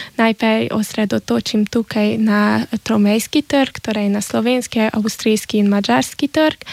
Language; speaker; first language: Slovenian; early bilingual, heritage; Slovenian